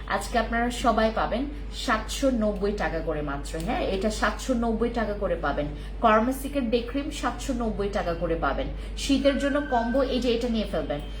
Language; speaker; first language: Bangla; non-native, local second language; Khasi